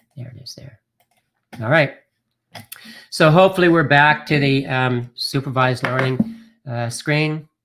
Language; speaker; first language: English; native; English